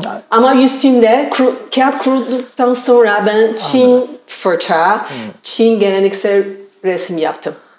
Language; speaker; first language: Turkish; non-native, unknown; Chinese